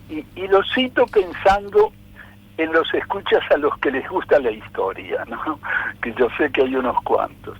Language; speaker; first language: Spanish; native; Spanish